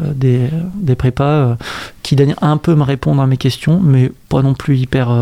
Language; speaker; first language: French; native; French